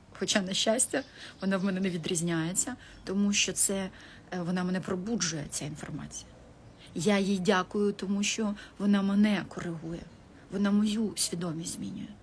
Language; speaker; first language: Ukrainian; non-native, local second language; Russian